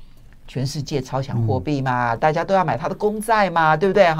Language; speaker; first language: Chinese; native; Chinese